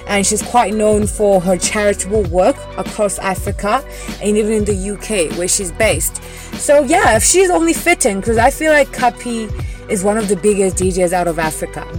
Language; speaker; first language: English; non-native, local second language; Venda